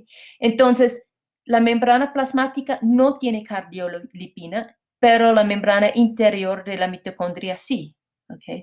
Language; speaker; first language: Spanish; non-native, fluent; English